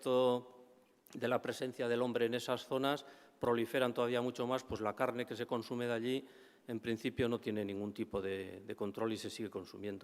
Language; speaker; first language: Spanish; native; Spanish